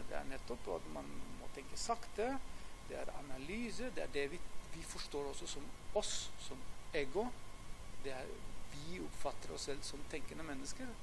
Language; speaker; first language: Norwegian; non-native, fluent; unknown